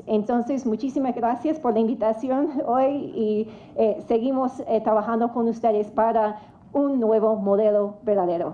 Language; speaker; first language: Spanish; non-native, fluent; English